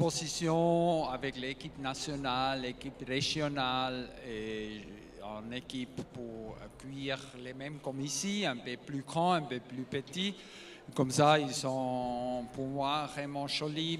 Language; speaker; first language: French; non-native, learner; German